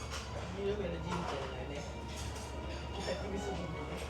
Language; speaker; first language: Japanese; native; Japanese